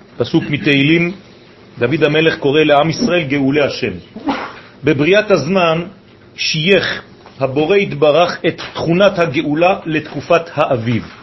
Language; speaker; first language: Hebrew; non-native, fluent; French